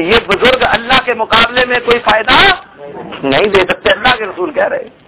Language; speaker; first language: Urdu; non-native, local second language; Punjabi